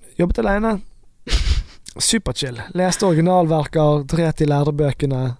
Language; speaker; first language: Norwegian; native; Norwegian